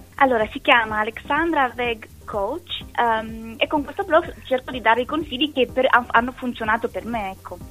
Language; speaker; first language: Italian; non-native, fluent; Romanian